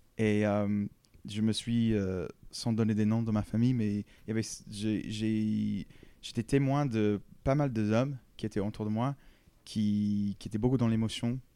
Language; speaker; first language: French; non-native, fluent; English